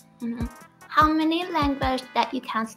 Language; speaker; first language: English; non-native, learner; Thai